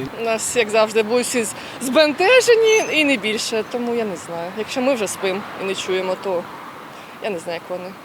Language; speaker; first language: Ukrainian; non-native, local second language; Russian